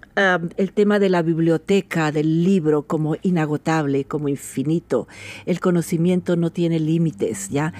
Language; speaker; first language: Spanish; native; Spanish